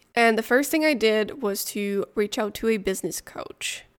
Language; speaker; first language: English; non-native, fluent; French